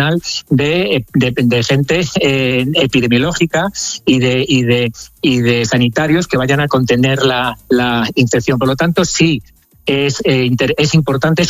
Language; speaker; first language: Spanish; native; Spanish